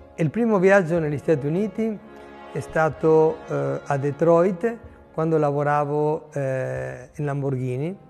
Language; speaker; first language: Italian; non-native, fluent; Spanish